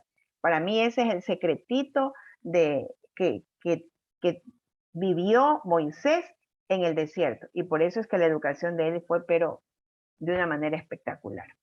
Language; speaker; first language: Spanish; native; Spanish